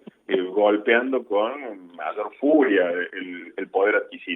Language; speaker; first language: Spanish; native; Spanish